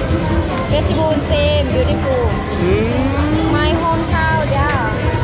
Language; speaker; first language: English; non-native, learner; Thai